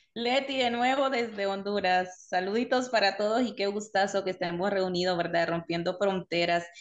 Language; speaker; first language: Spanish; native; Spanish